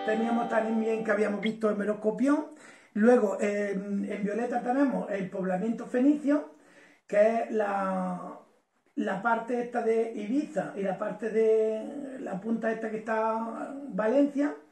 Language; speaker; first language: Spanish; native; Spanish